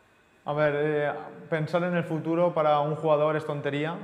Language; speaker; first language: Portuguese; non-native, learner; Spanish